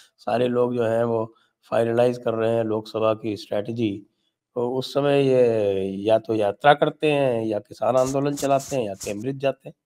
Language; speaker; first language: Hindi; native; Hindi